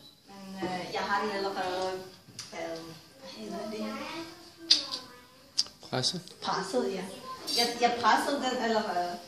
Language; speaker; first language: Danish; non-native, fluent; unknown